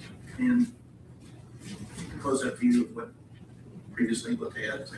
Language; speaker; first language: English; native; English